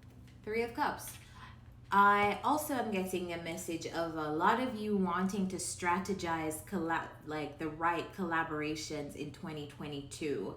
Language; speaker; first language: English; native; English